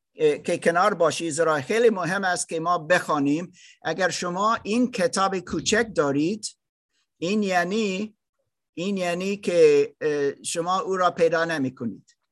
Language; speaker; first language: Persian; non-native, learner; German